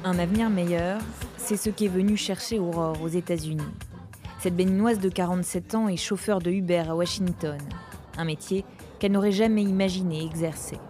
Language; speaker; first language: French; native; French